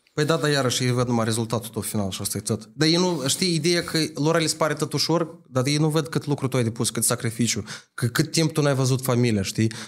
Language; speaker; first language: Romanian; native; Romanian